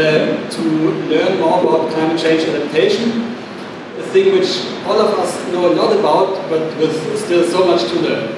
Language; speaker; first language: English; non-native, fluent; German